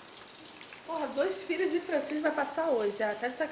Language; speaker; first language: Portuguese; native; Portuguese